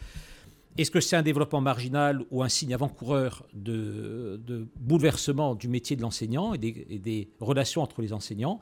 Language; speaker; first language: French; native; French